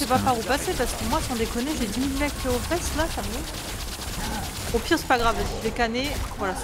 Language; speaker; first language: French; native; French